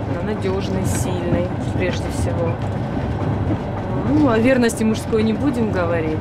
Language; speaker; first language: Russian; native; Russian